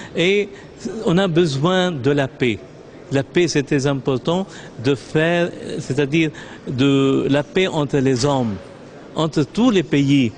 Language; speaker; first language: French; non-native, local second language; Arabic